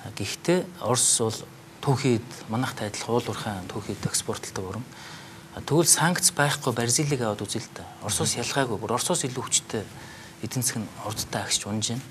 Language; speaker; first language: Mongolian; native; Mongolian